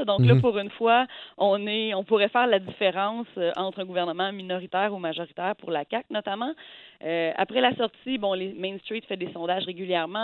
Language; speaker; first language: French; native; French